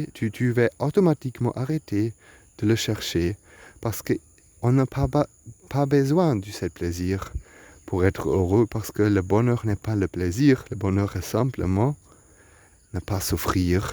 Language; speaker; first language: French; non-native, learner; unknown